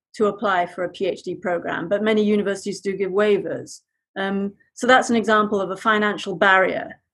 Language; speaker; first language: English; native; English